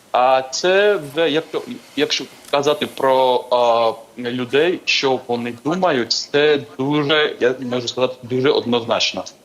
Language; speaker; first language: Ukrainian; non-native, fluent; Georgian